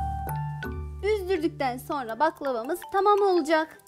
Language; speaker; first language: Turkish; native; Turkish